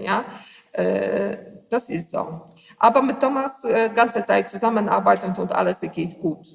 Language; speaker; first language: German; non-native, learner; Polish